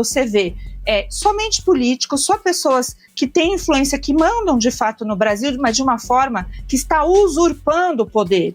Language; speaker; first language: Portuguese; native; Portuguese